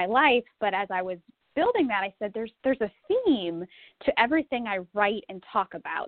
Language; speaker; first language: English; native; English